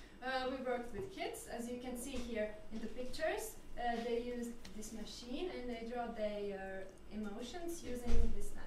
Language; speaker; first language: English; non-native, learner; French